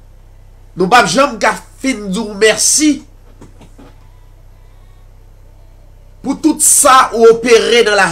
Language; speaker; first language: French; non-native, local second language; Haitian Creole